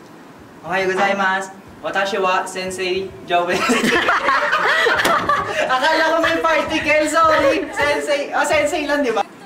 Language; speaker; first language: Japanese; non-native, learner; Filipino